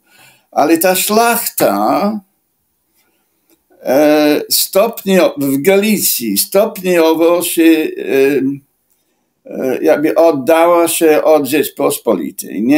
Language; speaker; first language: Polish; non-native, fluent; English